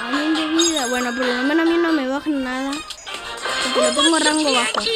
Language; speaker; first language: Spanish; native; Spanish